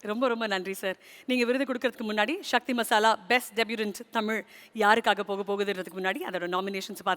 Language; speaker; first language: Tamil; native; Tamil